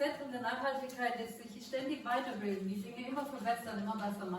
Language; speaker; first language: German; native; German